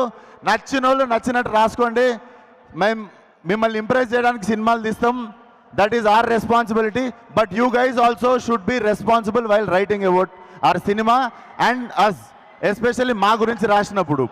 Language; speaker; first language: Telugu; native; Telugu